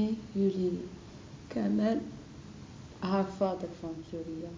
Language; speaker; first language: Dutch; non-native, learner; Arabic